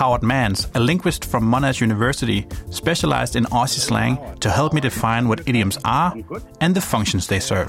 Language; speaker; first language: English; non-native, fluent; Danish